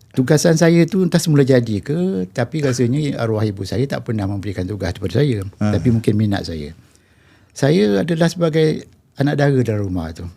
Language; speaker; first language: Malay; native; Malay